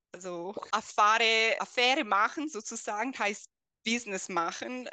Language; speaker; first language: German; non-native, fluent; Italian